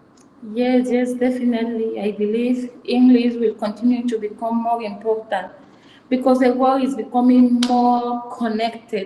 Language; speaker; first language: English; non-native, fluent; Fang